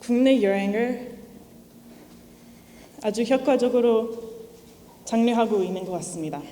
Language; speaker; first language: Korean; non-native, fluent; English